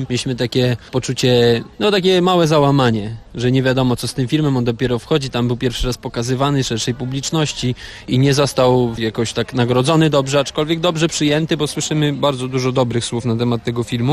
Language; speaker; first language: Polish; native; Polish